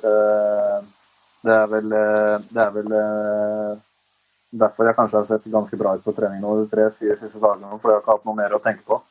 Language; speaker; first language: Norwegian; early bilingual, other home language; Albanian